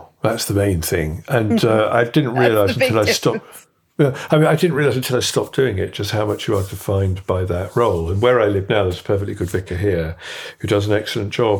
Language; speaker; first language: English; native; English